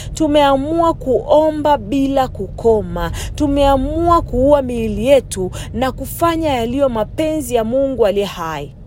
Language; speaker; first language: Swahili; native; Swahili